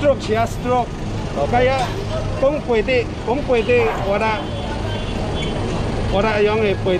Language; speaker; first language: Filipino; non-native, learner; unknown